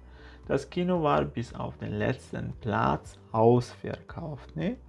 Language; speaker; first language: German; non-native, fluent; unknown